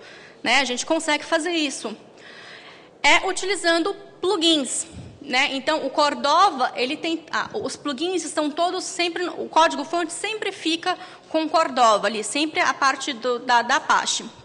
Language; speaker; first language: Portuguese; native; Portuguese